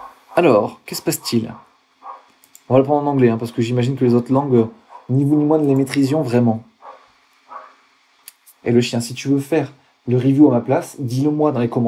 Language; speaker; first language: French; native; French